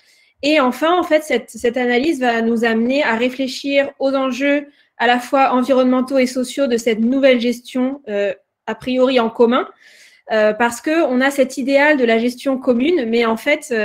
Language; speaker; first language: French; native; French